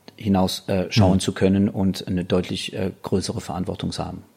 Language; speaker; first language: German; non-native, fluent; French